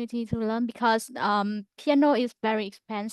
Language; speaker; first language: English; non-native, learner; Vietnamese